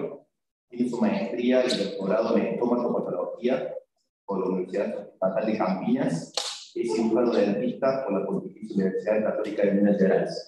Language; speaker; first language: Spanish; native; Spanish